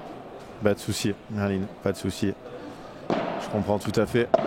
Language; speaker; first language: French; native; French